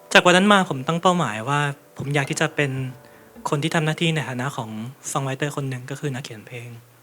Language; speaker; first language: Thai; native; Thai